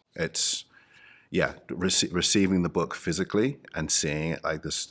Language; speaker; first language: English; native; English